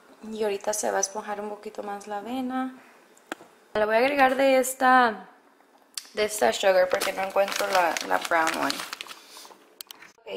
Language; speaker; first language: Spanish; early bilingual, heritage; Spanish